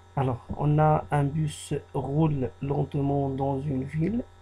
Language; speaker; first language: French; non-native, local second language; Arabic